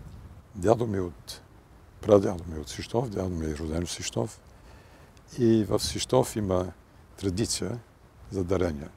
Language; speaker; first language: Bulgarian; early bilingual, heritage; Bulgarian